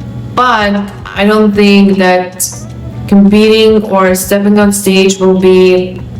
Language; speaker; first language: English; non-native, fluent; Lithuanian